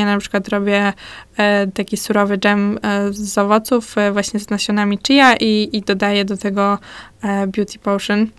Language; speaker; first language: Polish; early bilingual, heritage; Polish